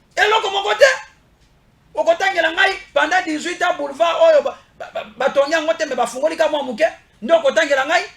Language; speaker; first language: Lingala; non-native, local second language; Mongo